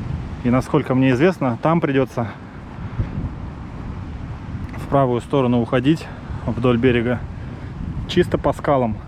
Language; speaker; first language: Russian; native; Russian